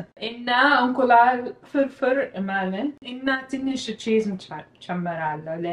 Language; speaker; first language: Amharic; non-native, learner; Arabic